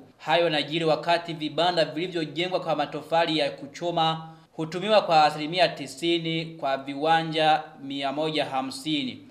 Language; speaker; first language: Swahili; non-native, local second language; Rundi